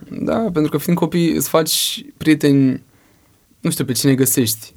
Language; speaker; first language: Romanian; early bilingual, heritage; Romanian